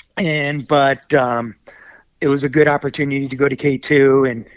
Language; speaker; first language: English; native; English